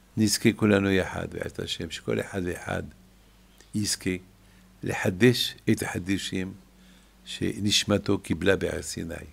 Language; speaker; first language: Hebrew; non-native, fluent; French